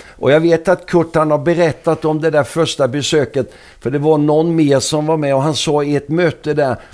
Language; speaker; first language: Swedish; native; Swedish